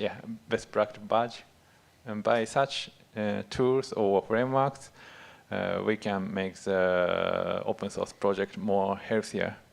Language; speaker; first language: English; non-native, fluent; Japanese